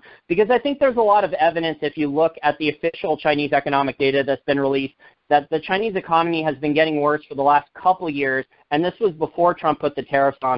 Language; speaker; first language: English; native; English